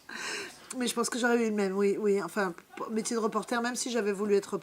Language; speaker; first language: French; native; French